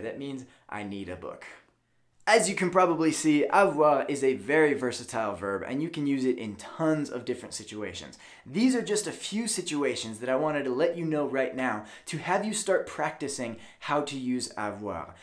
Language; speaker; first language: English; native; English